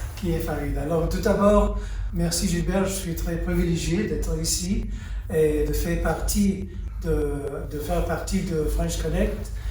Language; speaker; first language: French; early bilingual, heritage; French